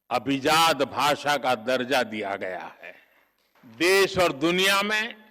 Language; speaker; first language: Hindi; non-native, local second language; Gujarati